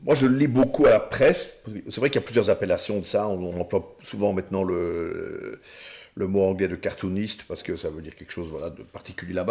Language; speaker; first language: French; native; French